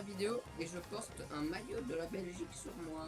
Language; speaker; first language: French; native; French